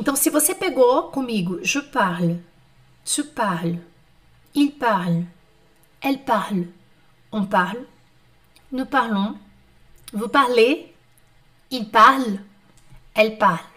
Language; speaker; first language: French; non-native, fluent; Portuguese